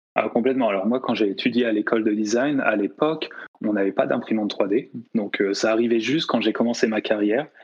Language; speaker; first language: French; native; French